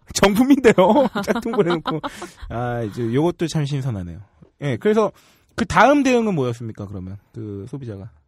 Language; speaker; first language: Korean; native; Korean